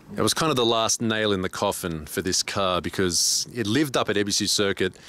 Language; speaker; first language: English; native; English